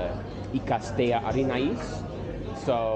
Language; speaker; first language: Basque; non-native, learner; English